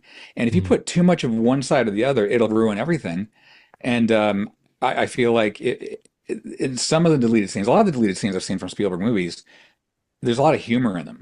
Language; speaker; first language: English; native; English